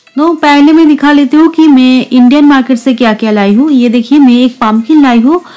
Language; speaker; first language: Hindi; non-native, local second language; Bangla